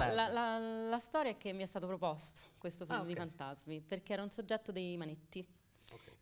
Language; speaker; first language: Italian; native; Italian